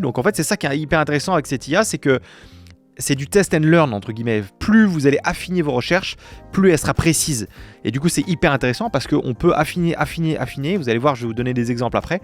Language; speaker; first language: French; native; French